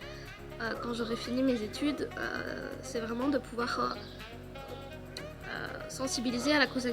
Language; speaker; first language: French; native; French